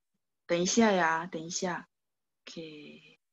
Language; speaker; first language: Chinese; non-native, fluent; Indonesian